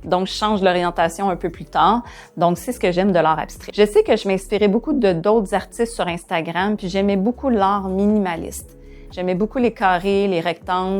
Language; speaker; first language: French; native; French